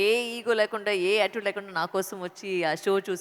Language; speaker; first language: Telugu; non-native, local second language; Tamil